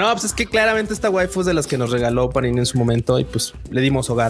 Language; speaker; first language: Spanish; native; Spanish